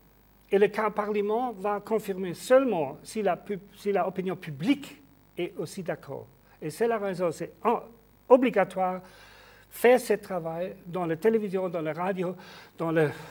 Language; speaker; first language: French; non-native, learner; German